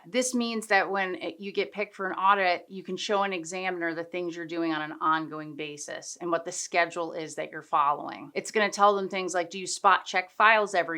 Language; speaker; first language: English; native; English